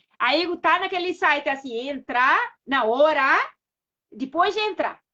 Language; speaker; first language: Portuguese; non-native, local second language; Kabuverdianu